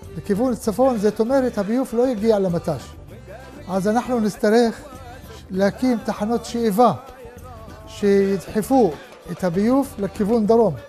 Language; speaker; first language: Hebrew; non-native, local second language; Arabic